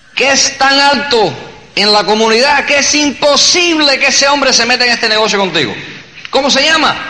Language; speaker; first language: Spanish; early bilingual, heritage; Spanish